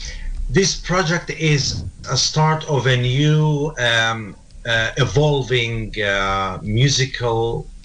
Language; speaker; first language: English; non-native, fluent; Arabic